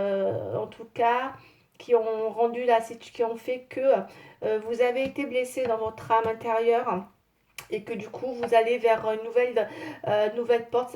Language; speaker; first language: French; native; French